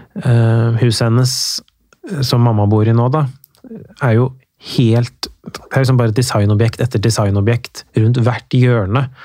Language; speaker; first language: Norwegian; early bilingual, other home language; Persian